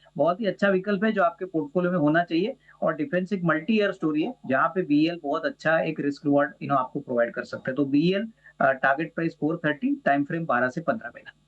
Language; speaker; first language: Hindi; native; Hindi